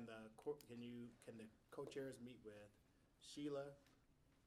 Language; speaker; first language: English; native; English